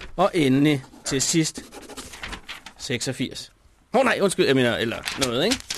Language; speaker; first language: Danish; native; Danish